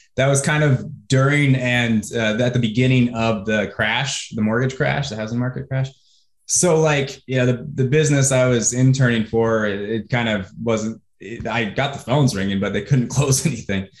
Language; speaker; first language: English; native; English